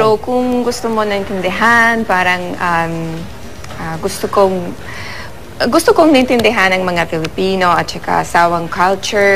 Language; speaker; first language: Filipino; non-native, learner; Russian